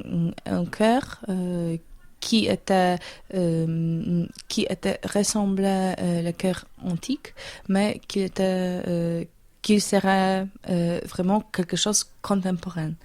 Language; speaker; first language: French; non-native, learner; Polish